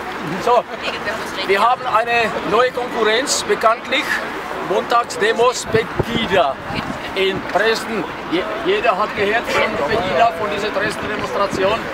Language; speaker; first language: German; non-native, fluent; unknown